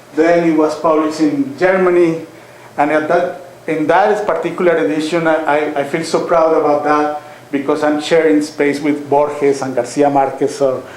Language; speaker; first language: English; non-native, fluent; Spanish